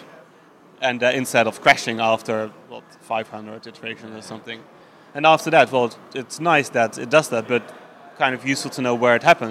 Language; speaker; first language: English; non-native, fluent; Dutch